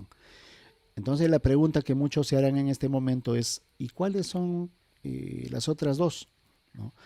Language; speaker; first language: Spanish; native; Spanish